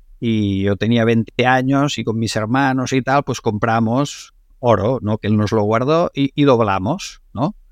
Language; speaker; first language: Spanish; non-native, local second language; Catalan